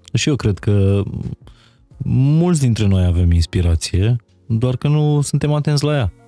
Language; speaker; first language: Romanian; native; Romanian